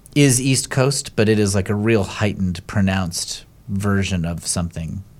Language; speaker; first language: English; native; English